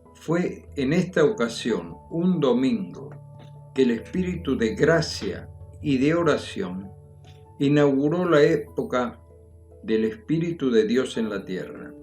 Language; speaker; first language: Spanish; native; Spanish